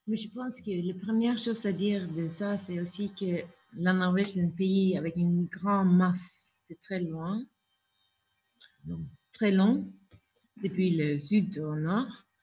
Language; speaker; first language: French; non-native, fluent; Norwegian